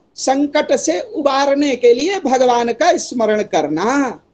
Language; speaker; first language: Hindi; native; Hindi